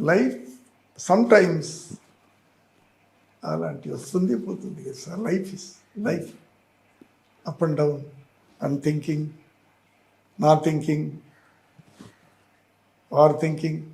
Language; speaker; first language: Telugu; non-native, learner; Tamil